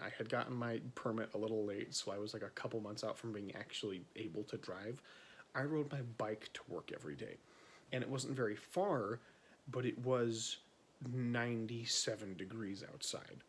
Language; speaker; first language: English; native; English